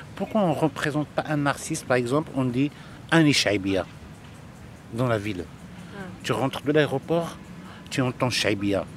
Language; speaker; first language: French; non-native, local second language; Arabic